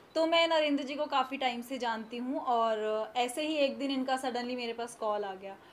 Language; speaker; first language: Hindi; native; Hindi